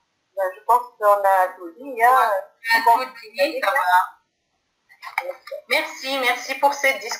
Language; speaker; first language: French; non-native, local second language; Arabic